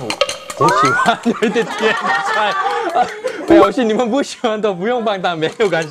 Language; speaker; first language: Chinese; non-native, learner; Korean